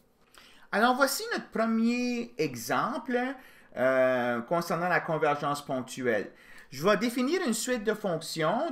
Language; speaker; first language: French; native; French